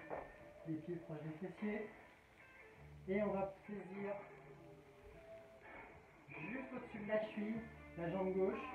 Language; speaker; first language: French; native; French